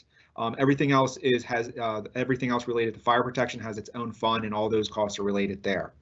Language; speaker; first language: English; native; English